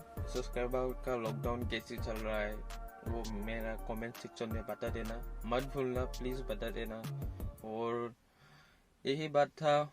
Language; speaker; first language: Hindi; non-native, local second language; Assamese